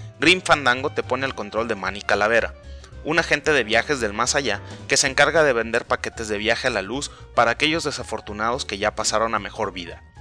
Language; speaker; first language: Spanish; native; Spanish